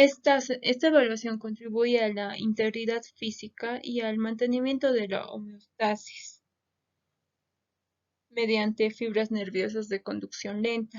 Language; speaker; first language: Spanish; native; Spanish